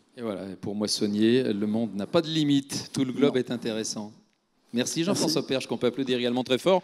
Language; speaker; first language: French; native; French